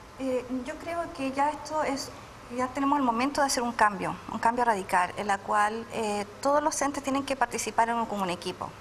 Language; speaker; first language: Spanish; native; Spanish